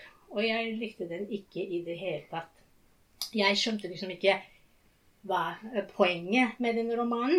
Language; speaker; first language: Norwegian; non-native, fluent; Japanese